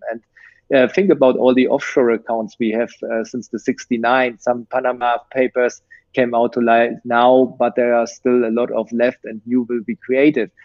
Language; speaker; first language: English; non-native, fluent; German